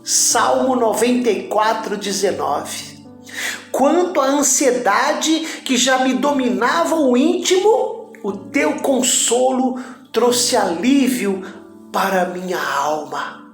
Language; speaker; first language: Portuguese; native; Portuguese